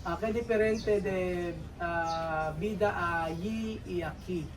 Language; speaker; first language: Spanish; non-native, learner; Filipino